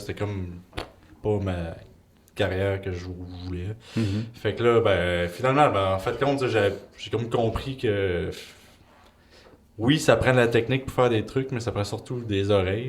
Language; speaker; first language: French; native; French